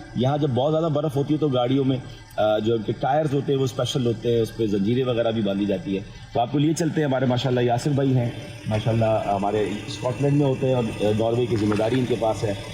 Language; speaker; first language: Urdu; native; Urdu